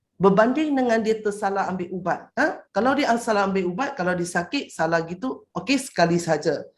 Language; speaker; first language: Malay; non-native, local second language; Chinese